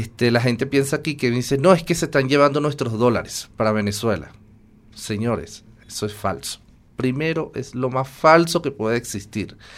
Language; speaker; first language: Spanish; native; Spanish